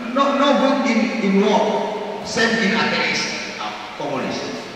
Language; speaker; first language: English; non-native, learner; Malay